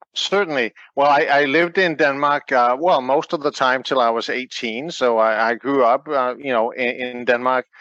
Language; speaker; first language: English; non-native, fluent; Danish